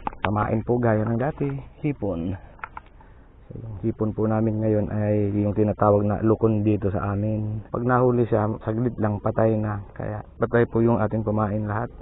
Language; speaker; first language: Filipino; non-native, local second language; Bikol